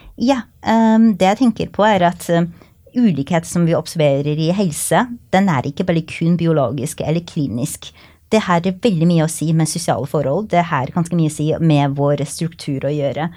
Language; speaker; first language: Norwegian; non-native, fluent; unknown